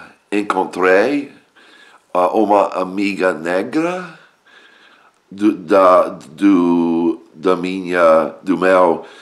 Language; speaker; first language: Portuguese; non-native, learner; English